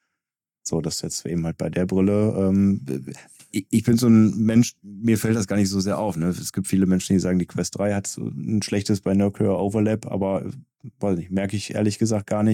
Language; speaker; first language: German; native; German